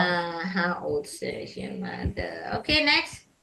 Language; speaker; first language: English; non-native, fluent; Indonesian